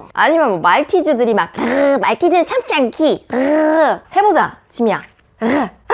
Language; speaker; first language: Korean; native; Korean